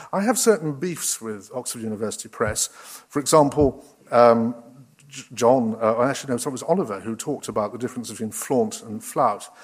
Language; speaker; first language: English; native; English